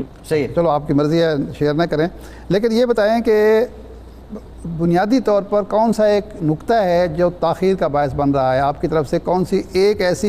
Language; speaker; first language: Urdu; native; Urdu